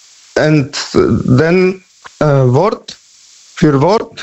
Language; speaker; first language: German; non-native, learner; Polish